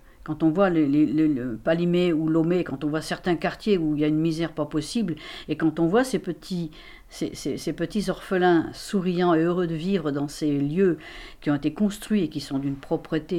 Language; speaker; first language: French; native; French